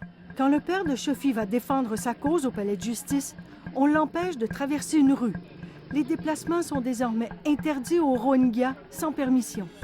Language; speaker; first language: French; native; French